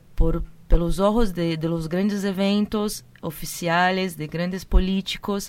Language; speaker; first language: Spanish; non-native, learner; Portuguese